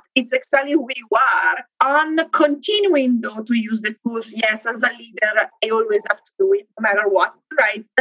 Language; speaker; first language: English; non-native, fluent; Italian